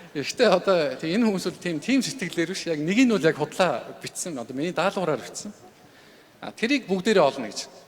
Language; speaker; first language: Mongolian; native; Mongolian